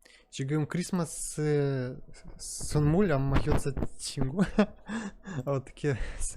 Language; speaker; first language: Korean; non-native, learner; Russian